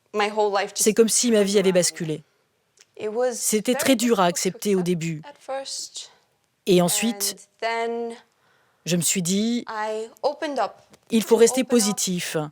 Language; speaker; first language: French; non-native, fluent; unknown